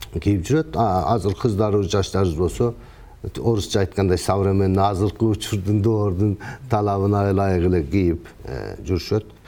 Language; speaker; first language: Kyrgyz; early bilingual, heritage; Kyrgyz